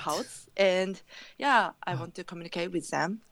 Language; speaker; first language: English; non-native, learner; Japanese